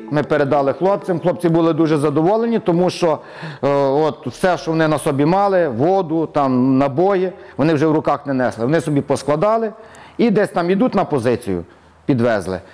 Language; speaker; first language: Ukrainian; native; Ukrainian